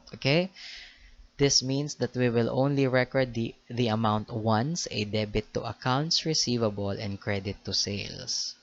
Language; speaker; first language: English; non-native, local second language; Filipino